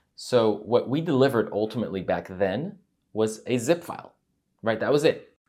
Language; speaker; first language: English; native; English